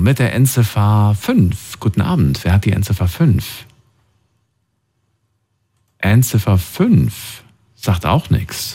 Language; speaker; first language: German; native; German